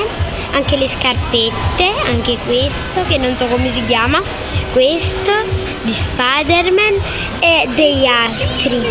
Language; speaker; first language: Italian; early bilingual, other home language; Portuguese